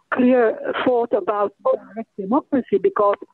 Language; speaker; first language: English; non-native, fluent; Dutch